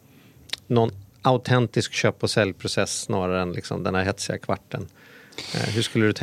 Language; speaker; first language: Swedish; native; Swedish